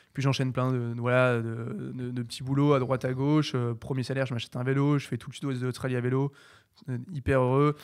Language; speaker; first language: French; native; French